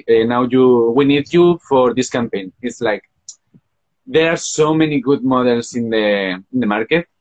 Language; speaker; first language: English; non-native, fluent; Spanish